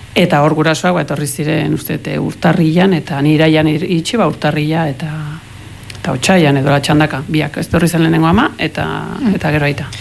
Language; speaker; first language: Basque; early bilingual, heritage; Basque